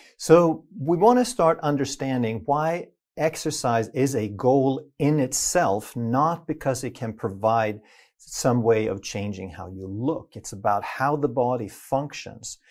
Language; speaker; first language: English; non-native, fluent; Swedish